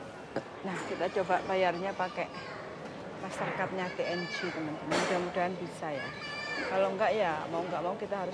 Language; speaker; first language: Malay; non-native, local second language; Javanese